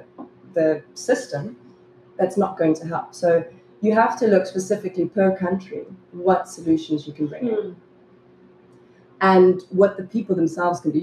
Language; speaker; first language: English; native; English